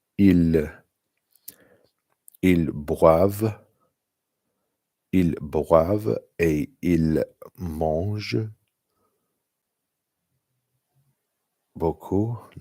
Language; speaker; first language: French; non-native, learner; English